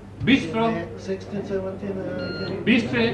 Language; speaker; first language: Russian; non-native, learner; Czech